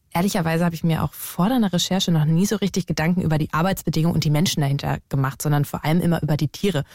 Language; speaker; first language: German; native; German